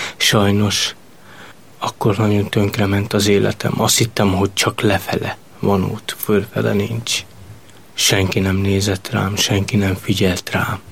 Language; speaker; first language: Hungarian; non-native, local second language; Romany